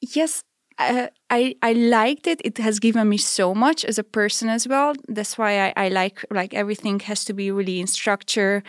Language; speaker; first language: English; non-native, fluent; Hungarian